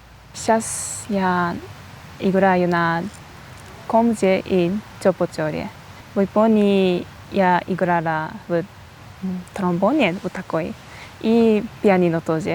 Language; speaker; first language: Russian; non-native, learner; Japanese